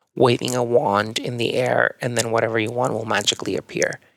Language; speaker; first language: English; early bilingual, other home language; Spanish